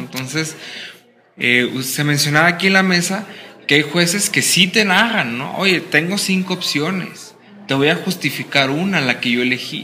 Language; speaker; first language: Spanish; native; Spanish